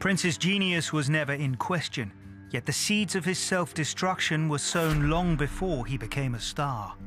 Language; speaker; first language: English; native; English